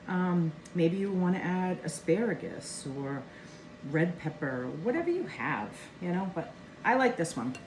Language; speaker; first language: English; native; English